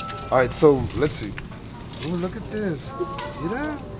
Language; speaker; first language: English; early bilingual, other home language; Spanish